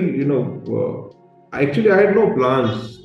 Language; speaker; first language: English; non-native, local second language; Gujarati